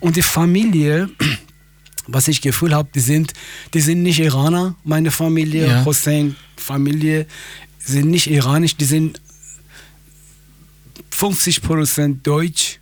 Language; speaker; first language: German; non-native, fluent; Persian